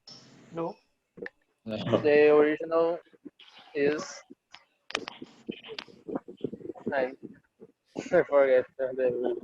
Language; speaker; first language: English; non-native, learner; Portuguese